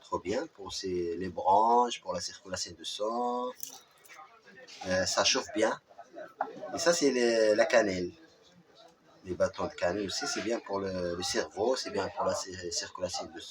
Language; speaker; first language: French; non-native, local second language; Arabic